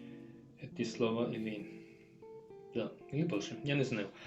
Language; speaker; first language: Russian; non-native, learner; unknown